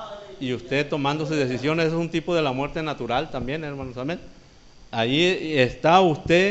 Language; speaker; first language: Spanish; native; Spanish